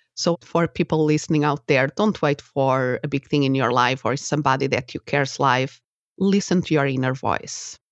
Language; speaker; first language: English; non-native, fluent; Portuguese